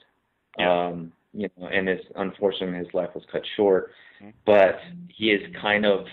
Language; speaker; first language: English; native; English